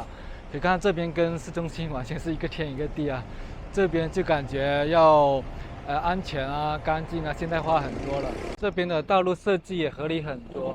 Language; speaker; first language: Chinese; native; Chinese